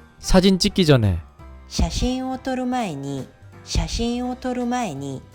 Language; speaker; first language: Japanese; non-native, fluent; Korean